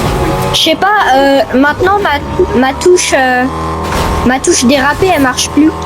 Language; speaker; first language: French; native; French